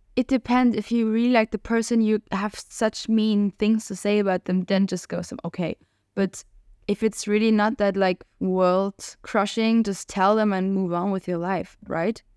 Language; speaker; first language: English; non-native, fluent; Hungarian